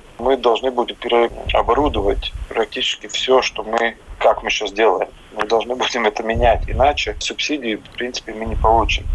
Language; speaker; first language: Russian; non-native, local second language; Latvian